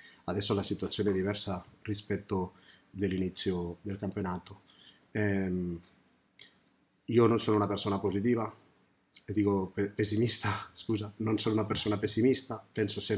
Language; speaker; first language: Italian; non-native, fluent; Spanish